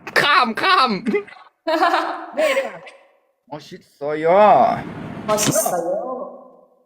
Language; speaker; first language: Korean; non-native, learner; Thai